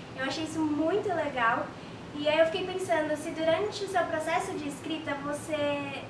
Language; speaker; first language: Portuguese; native; Portuguese